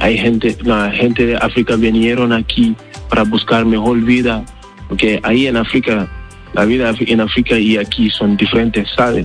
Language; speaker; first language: Spanish; non-native, learner; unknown